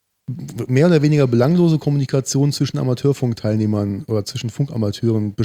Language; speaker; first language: German; native; German